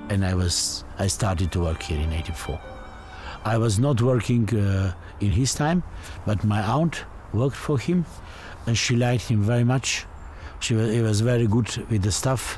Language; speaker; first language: English; non-native, fluent; Slovenian